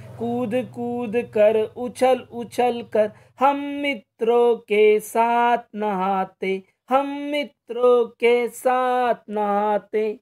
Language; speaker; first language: Hindi; non-native, local second language; Marathi